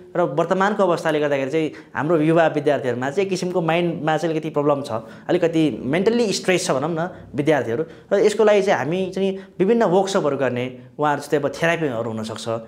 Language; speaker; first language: Nepali; non-native, local second language; Sherpa